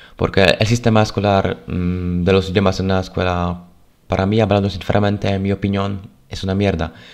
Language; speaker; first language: Spanish; non-native, fluent; Polish